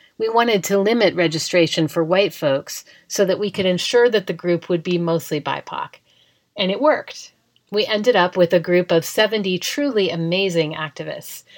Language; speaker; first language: English; native; English